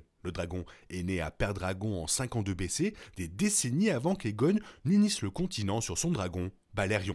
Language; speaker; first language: French; native; French